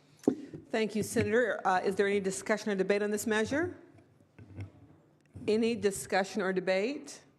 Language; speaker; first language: English; native; English